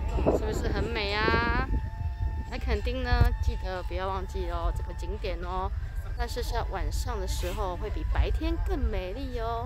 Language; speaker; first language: Chinese; native; Chinese